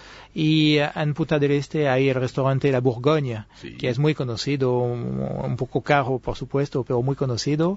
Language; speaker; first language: Spanish; non-native, fluent; French